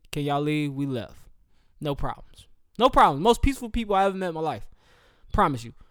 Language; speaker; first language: English; native; English